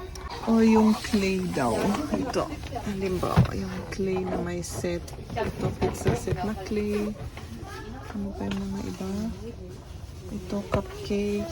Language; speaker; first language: Filipino; native; Filipino